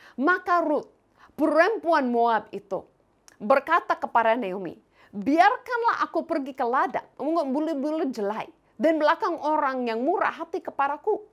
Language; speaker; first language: Indonesian; non-native, fluent; English